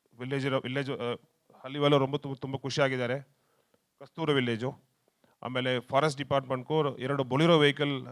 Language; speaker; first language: Kannada; non-native, learner; Tamil